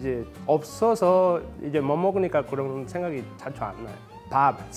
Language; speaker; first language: Korean; non-native, fluent; Spanish